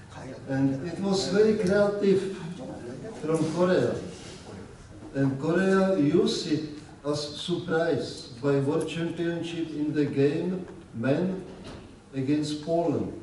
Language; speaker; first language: English; non-native, learner; Czech